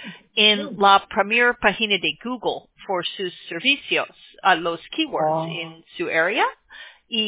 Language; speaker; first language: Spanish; non-native, learner; English